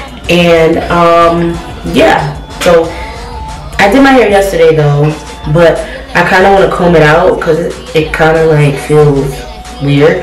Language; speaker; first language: English; native; English